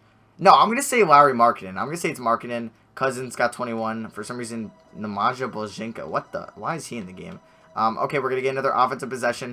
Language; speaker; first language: English; native; English